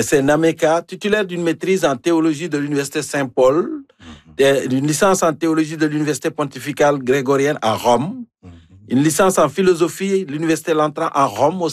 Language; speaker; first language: French; native; French